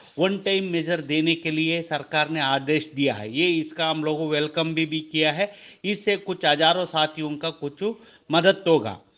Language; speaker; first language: Hindi; non-native, local second language; Kannada